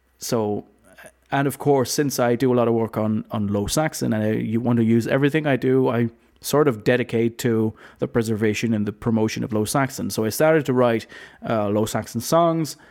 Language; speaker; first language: English; non-native, fluent; Low German